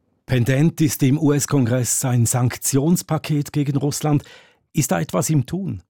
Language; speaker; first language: German; native; German